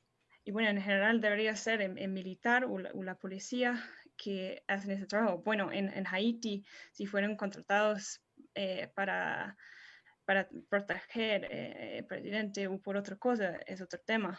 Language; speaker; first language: Spanish; non-native, fluent; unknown